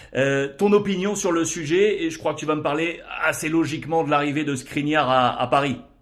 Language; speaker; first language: French; native; French